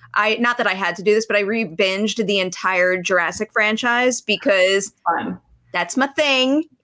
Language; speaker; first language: English; native; English